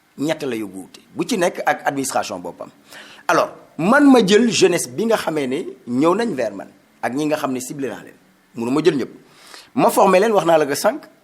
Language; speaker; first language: Wolof; non-native, local second language; Serer